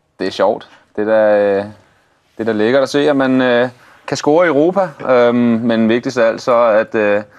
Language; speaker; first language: Danish; native; Danish